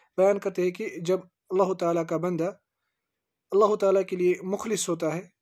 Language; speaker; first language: Urdu; native; Urdu